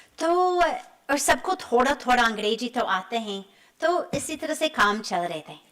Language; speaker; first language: Hindi; non-native, fluent; English